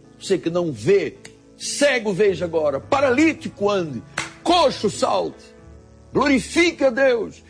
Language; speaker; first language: Portuguese; native; Portuguese